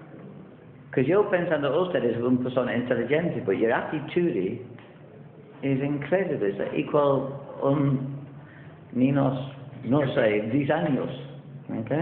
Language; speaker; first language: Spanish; non-native, learner; English